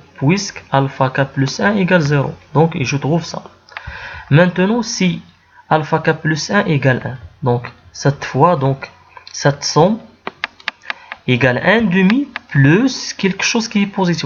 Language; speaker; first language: French; non-native, local second language; Arabic